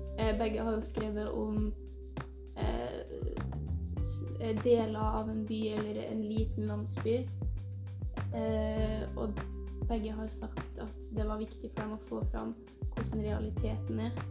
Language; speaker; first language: Norwegian; native; Norwegian